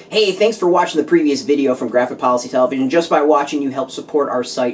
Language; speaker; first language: English; native; English